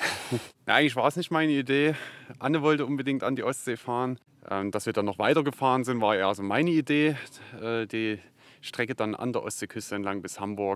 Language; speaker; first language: German; native; German